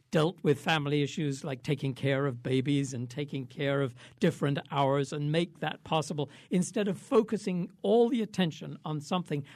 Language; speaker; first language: English; native; English